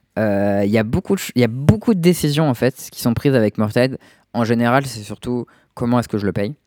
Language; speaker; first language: French; native; French